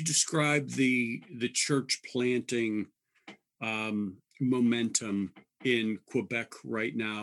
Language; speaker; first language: English; native; English